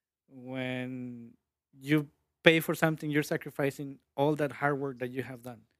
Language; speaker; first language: English; early bilingual, other home language; Spanish